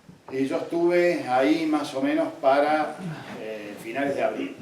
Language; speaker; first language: Spanish; native; Spanish